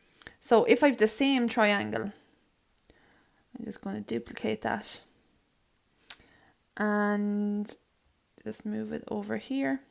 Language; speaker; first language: English; native; English